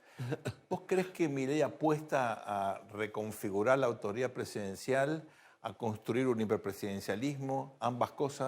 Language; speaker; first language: Spanish; native; Spanish